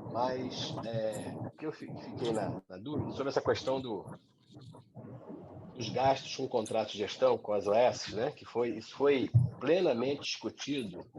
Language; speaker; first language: Portuguese; native; Portuguese